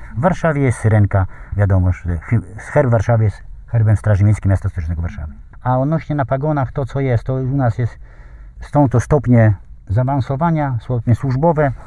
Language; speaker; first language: Polish; native; Polish